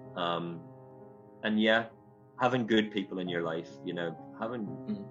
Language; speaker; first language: English; native; English